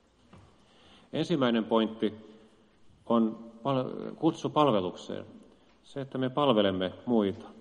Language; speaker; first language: Finnish; native; Finnish